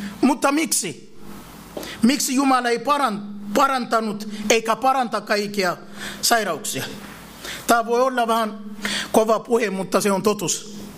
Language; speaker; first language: Finnish; non-native, fluent; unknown